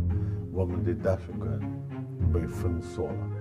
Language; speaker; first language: Chinese; non-native, fluent; Russian